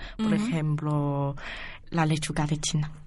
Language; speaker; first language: Spanish; non-native, learner; Chinese